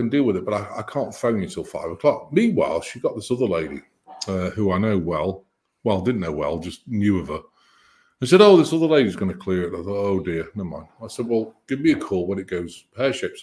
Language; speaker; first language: English; native; English